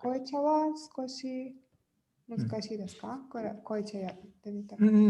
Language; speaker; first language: Japanese; non-native, fluent; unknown